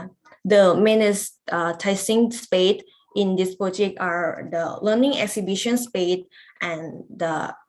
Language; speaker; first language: English; non-native, learner; Lao